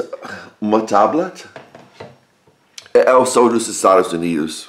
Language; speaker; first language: Portuguese; non-native, learner; English